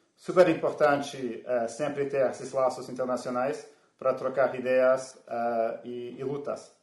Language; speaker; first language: Portuguese; non-native, fluent; English